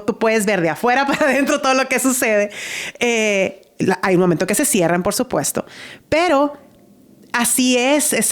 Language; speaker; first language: Spanish; native; Spanish